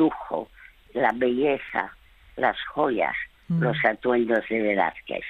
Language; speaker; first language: Spanish; early bilingual, other home language; French